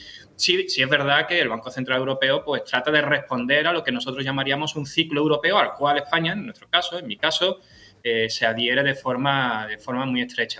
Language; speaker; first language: Spanish; native; Spanish